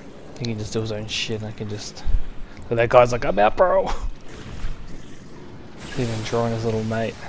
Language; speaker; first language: English; native; English